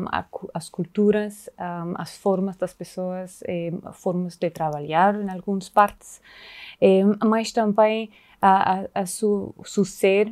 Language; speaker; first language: Portuguese; non-native, fluent; German